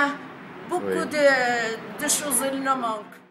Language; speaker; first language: French; non-native, learner; Arabic